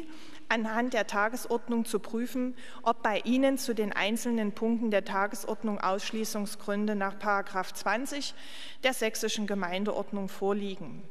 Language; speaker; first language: German; native; German